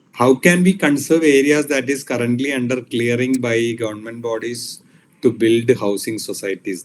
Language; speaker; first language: English; non-native, local second language; Malayalam